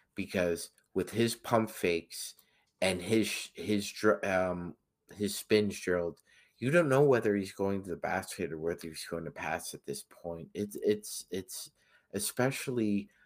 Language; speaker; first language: English; native; English